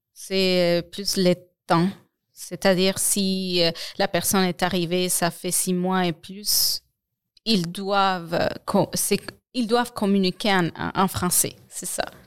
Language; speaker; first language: French; non-native, fluent; Spanish